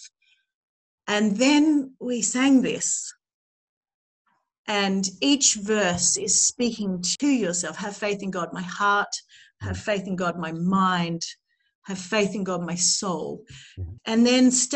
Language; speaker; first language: English; native; English